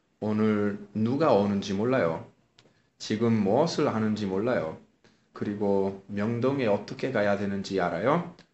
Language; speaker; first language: Korean; non-native, fluent; Italian